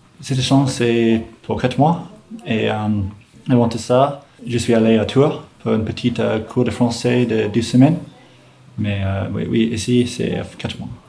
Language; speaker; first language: French; non-native, learner; English